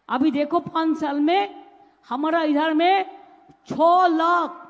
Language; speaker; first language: Hindi; non-native, local second language; Bangla